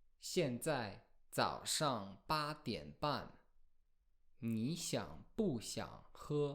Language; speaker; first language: Chinese; non-native, fluent; Polish